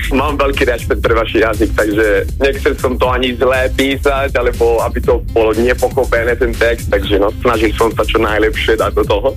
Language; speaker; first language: Slovak; early bilingual, heritage; Italian